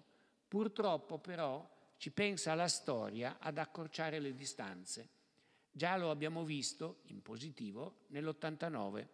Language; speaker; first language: Italian; native; Italian